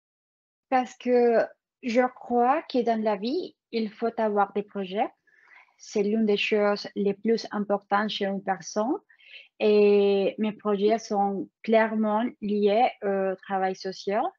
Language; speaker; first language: French; non-native, fluent; Spanish